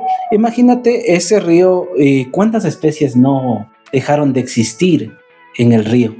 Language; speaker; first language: Spanish; native; Spanish